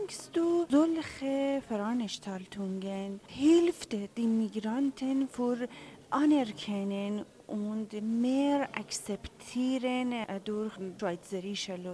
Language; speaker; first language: German; non-native, learner; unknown